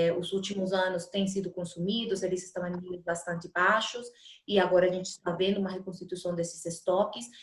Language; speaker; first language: Portuguese; non-native, fluent; Spanish